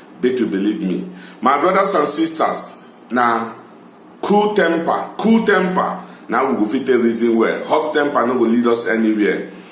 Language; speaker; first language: Nigerian Pidgin; non-native, local second language; Igbo